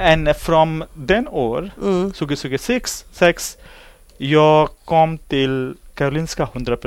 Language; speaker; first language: Swedish; non-native, learner; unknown